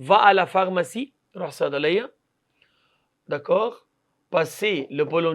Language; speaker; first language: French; non-native, fluent; Arabic